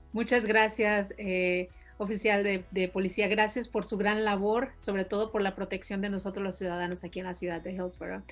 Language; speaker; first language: Spanish; native; Spanish